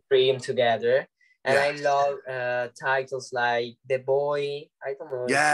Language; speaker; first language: English; non-native, learner; Italian